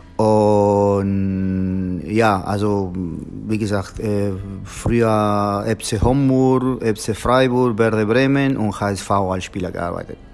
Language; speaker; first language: German; non-native, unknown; Spanish